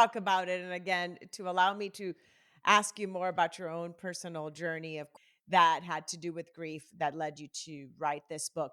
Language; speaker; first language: English; native; English